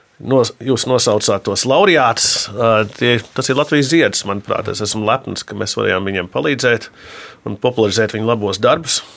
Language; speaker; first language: Latvian; early bilingual, heritage; Latvian